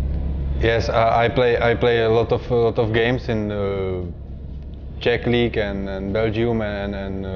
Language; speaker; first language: English; non-native, learner; Czech